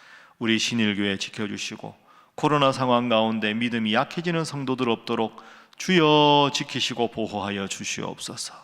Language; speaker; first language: Korean; native; Korean